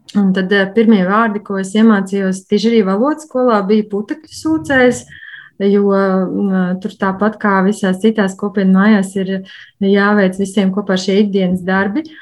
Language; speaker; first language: Latvian; native; Latvian